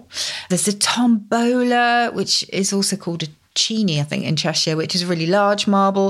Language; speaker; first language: English; native; English